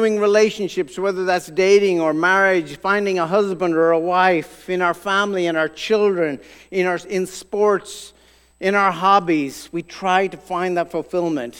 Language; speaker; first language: English; native; English